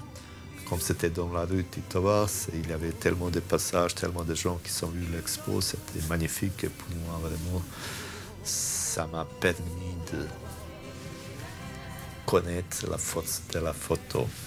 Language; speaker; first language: French; non-native, fluent; Bosnian